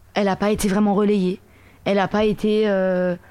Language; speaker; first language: French; native; French